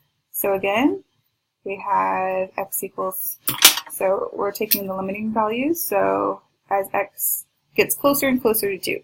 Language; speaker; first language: English; native; English